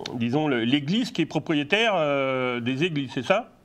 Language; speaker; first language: French; native; French